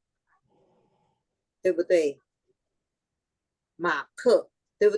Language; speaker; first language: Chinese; non-native, fluent; Filipino